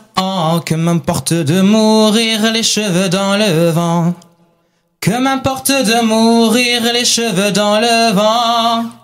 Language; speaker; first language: French; non-native, fluent; Chinese